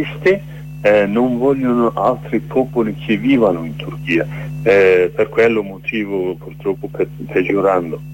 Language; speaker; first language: Italian; non-native, learner; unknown